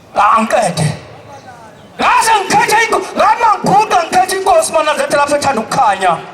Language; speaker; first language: Zulu; native; Zulu